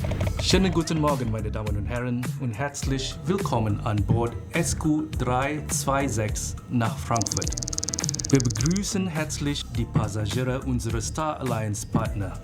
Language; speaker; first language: German; non-native, fluent; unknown